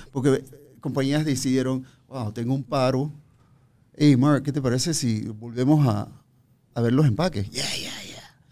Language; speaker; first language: Spanish; native; Spanish